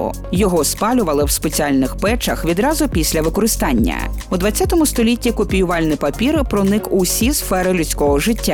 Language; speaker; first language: Ukrainian; native; Ukrainian